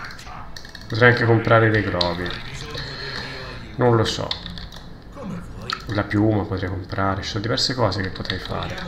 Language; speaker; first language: Italian; native; Italian